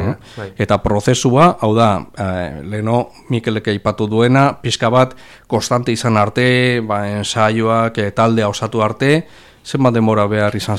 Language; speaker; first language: Basque; native; Basque